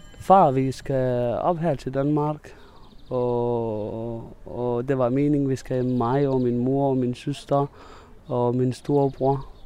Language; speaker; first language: Danish; non-native, fluent; Arabic